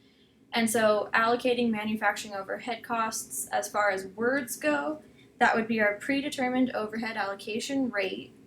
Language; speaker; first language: English; native; English